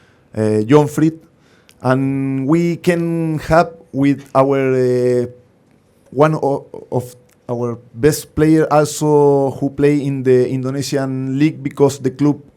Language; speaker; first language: English; non-native, learner; Spanish